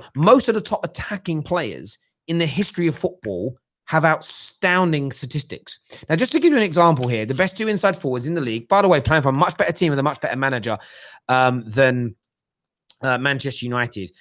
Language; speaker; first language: English; native; English